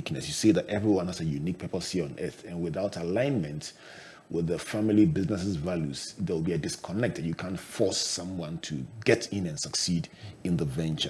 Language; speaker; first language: English; non-native, local second language; Akan